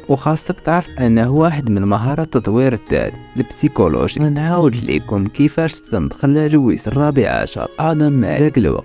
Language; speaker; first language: Arabic; native; Arabic